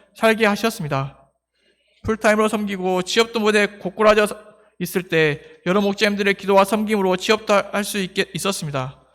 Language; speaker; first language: Korean; native; Korean